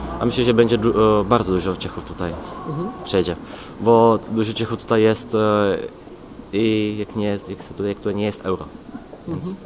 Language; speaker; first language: Polish; non-native, learner; Czech